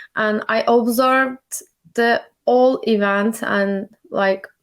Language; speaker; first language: English; non-native, learner; Turkish